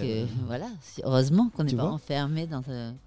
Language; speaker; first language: French; native; French